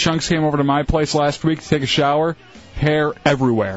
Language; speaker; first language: English; native; English